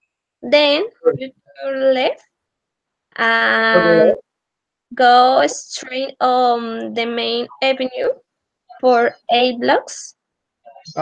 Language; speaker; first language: English; non-native, learner; Spanish